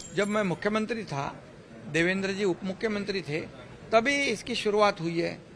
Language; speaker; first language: Hindi; non-native, local second language; Marathi